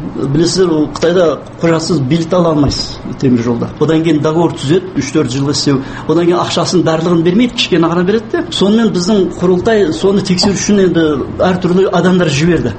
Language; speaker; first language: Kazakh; non-native, local second language; Uyghur